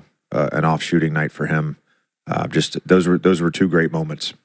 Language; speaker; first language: English; native; English